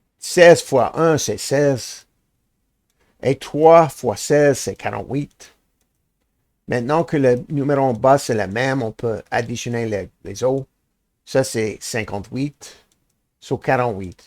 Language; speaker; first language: French; non-native, learner; English